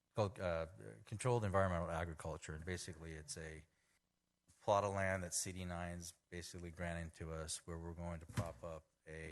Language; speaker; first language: English; native; English